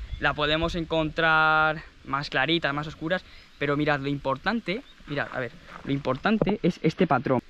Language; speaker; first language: Spanish; native; Spanish